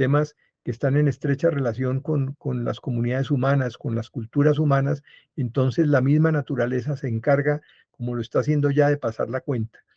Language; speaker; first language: Spanish; native; Spanish